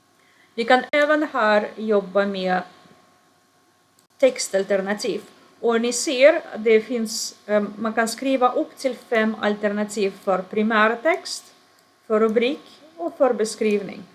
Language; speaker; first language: Swedish; non-native, fluent; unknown